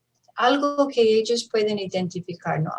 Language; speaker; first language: Spanish; non-native, fluent; English